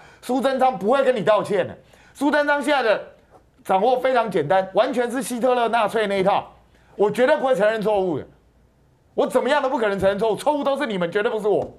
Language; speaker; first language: Chinese; native; Chinese